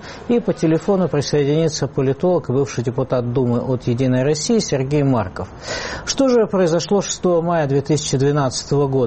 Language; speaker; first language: Russian; native; Russian